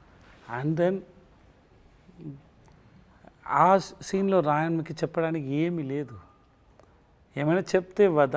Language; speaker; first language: Telugu; non-native, learner; Tamil